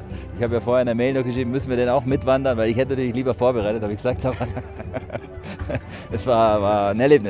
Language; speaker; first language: German; native; German